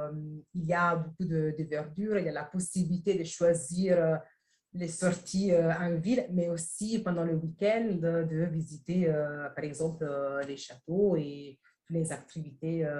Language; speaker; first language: French; non-native, fluent; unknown